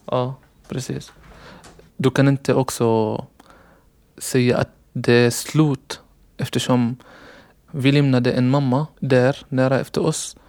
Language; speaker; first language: Swedish; non-native, learner; Arabic